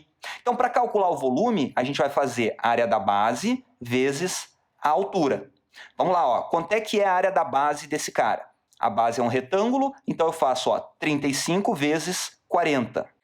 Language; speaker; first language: Portuguese; native; Portuguese